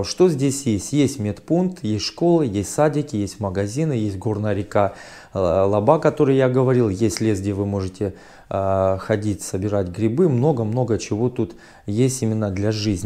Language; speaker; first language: Russian; native; Russian